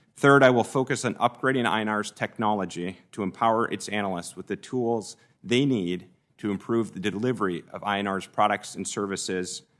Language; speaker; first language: English; native; English